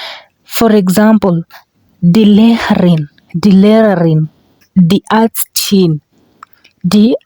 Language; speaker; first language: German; non-native, fluent; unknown